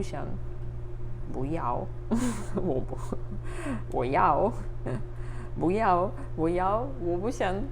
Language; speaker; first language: Chinese; non-native, learner; Russian